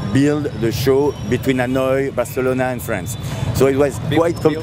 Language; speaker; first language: English; non-native, fluent; French